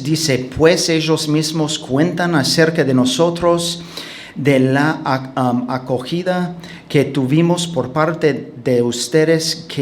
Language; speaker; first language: Spanish; non-native, fluent; English